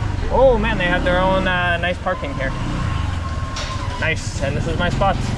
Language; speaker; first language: English; native; English